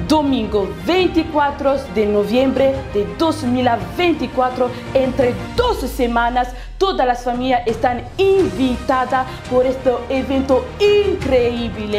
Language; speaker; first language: Spanish; non-native, learner; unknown